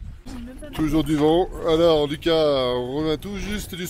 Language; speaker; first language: French; native; French